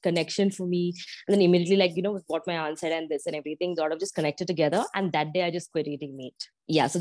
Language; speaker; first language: English; non-native, local second language; Malayalam